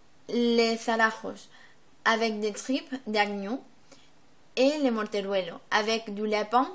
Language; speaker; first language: French; non-native, learner; Spanish